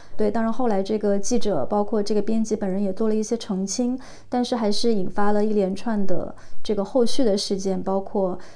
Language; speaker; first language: Chinese; native; Chinese